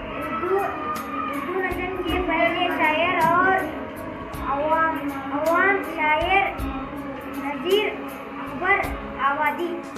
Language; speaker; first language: Urdu; native; Urdu